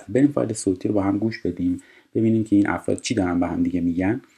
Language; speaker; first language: Persian; native; Persian